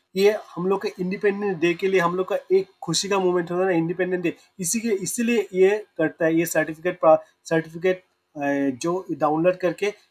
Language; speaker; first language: Hindi; non-native, local second language; Assamese